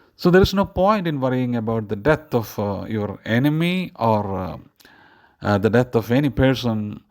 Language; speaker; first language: English; non-native, local second language; Malayalam